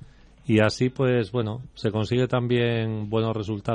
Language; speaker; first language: Spanish; native; Spanish